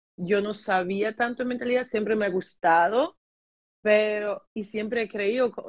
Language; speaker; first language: Spanish; early bilingual, heritage; German